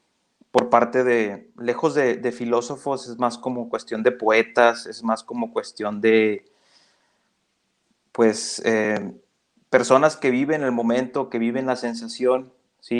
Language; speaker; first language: Spanish; native; Spanish